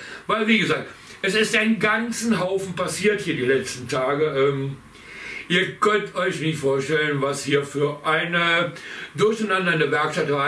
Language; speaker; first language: German; native; German